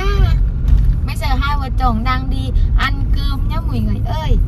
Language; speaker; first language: Vietnamese; non-native, learner; Thai